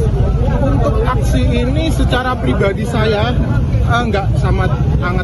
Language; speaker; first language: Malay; non-native, local second language; Javanese